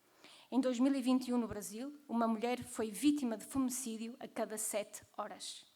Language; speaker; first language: Portuguese; native; Portuguese